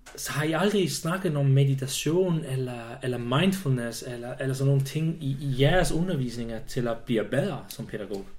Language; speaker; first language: Danish; non-native, fluent; Swiss German